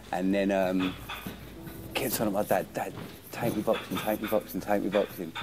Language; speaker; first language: English; native; English